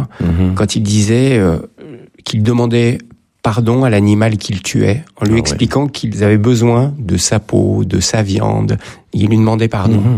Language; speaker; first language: French; native; French